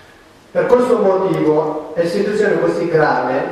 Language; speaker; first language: Italian; non-native, learner; Tibetan